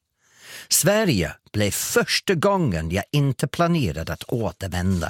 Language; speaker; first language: Swedish; non-native, fluent; English